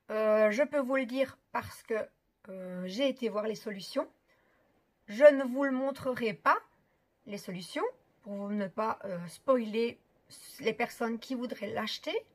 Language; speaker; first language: French; native; French